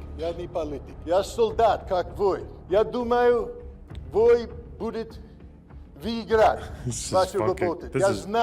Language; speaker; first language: Russian; non-native, learner; English